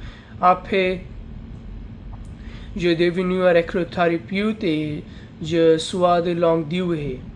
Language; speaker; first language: French; non-native, learner; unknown